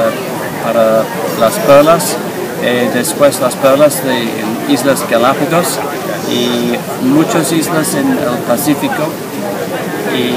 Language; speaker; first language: Spanish; non-native, learner; English